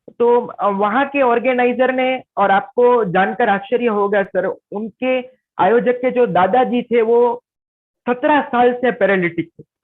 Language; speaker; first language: Hindi; non-native, local second language; Gujarati